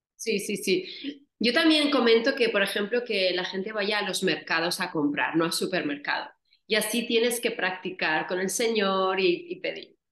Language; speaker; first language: Spanish; native; Spanish